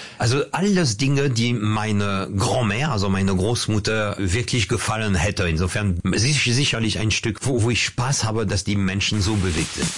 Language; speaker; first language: German; non-native, fluent; French